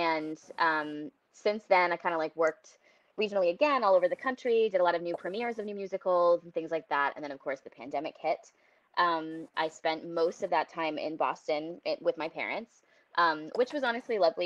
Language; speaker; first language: English; native; English